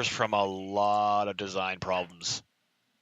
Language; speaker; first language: English; native; English